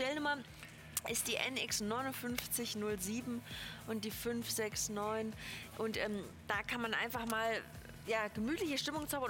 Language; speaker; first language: German; native; German